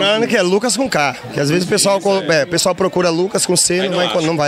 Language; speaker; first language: Portuguese; native; Portuguese